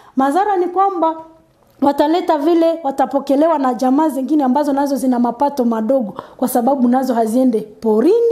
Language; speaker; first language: Swahili; non-native, local second language; Nande